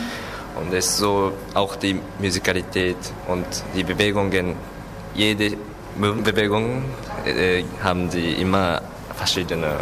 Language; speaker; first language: German; non-native, fluent; Japanese